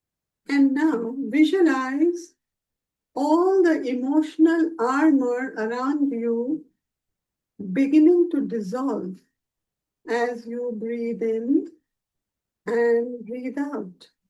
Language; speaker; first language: English; non-native, local second language; Hindi